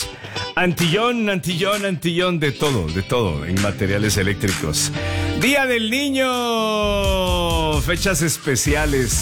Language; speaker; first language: Spanish; native; Spanish